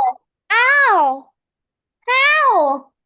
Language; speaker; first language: English; non-native, learner; Vietnamese